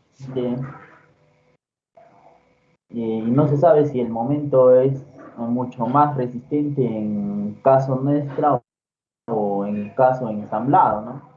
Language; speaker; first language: Spanish; native; Spanish